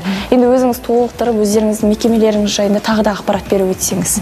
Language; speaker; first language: Kazakh; native; Kazakh